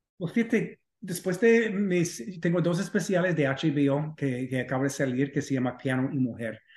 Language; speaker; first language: Spanish; non-native, fluent; English